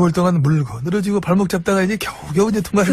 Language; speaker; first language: Korean; native; Korean